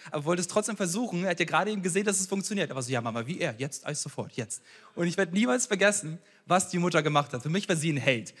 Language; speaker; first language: German; early bilingual, other home language; Ukrainian